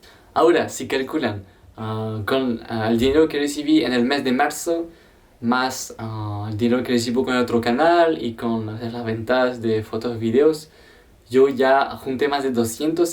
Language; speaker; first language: Spanish; non-native, fluent; French